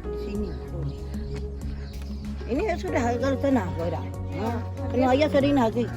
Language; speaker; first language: Indonesian; non-native, local second language; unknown